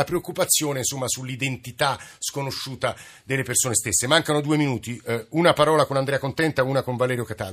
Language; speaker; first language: Italian; native; Italian